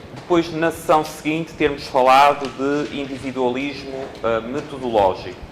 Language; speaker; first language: Portuguese; native; Portuguese